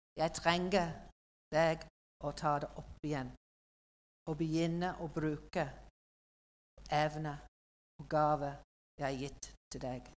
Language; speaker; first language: Norwegian; non-native, learner; English